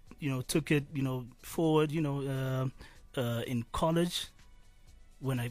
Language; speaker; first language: English; non-native, local second language; Swati